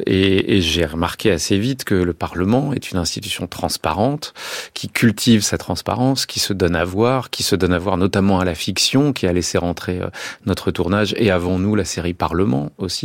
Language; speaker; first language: French; native; French